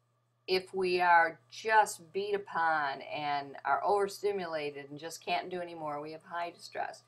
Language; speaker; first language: English; native; English